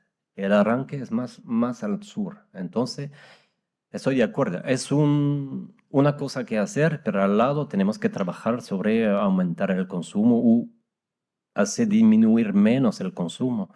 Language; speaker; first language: Spanish; non-native, fluent; French